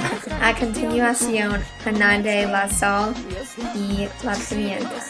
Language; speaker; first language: Spanish; non-native, learner; English